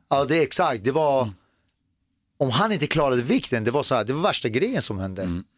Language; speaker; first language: Swedish; early bilingual, other home language; Persian